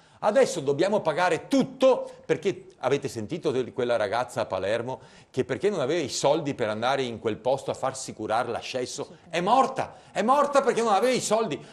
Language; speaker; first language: Italian; native; Italian